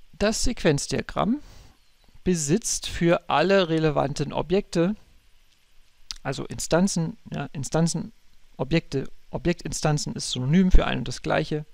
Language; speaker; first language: German; native; German